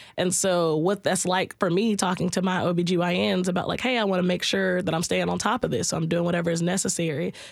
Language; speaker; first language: English; native; English